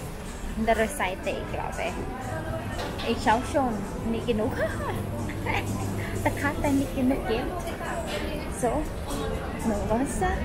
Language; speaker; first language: German; non-native, learner; Thai